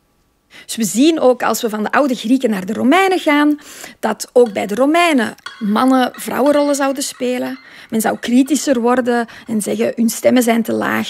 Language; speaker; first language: Dutch; native; Dutch